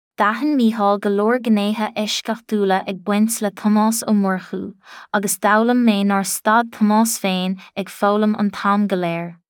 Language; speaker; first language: Irish; non-native, local second language; English